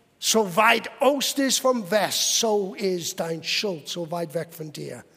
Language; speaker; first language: German; non-native, fluent; English